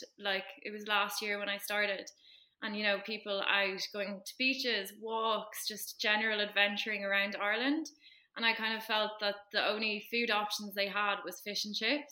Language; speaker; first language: English; native; English